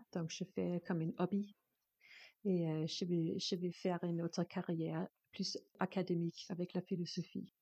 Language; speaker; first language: French; non-native, learner; Danish